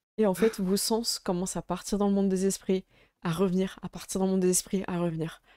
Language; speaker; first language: French; native; French